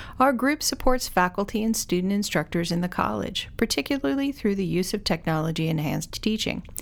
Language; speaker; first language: English; native; English